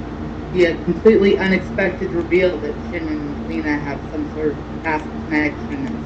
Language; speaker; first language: English; native; English